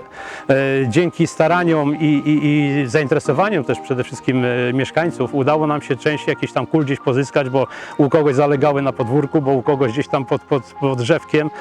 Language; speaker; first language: Polish; native; Polish